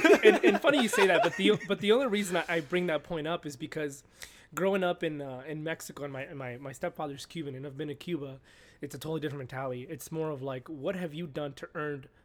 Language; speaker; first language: English; early bilingual, other home language; Spanish